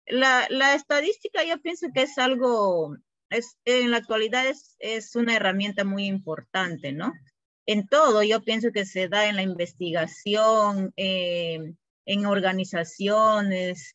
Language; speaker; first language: Spanish; native; Spanish